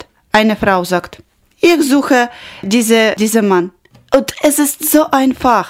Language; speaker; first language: German; non-native, learner; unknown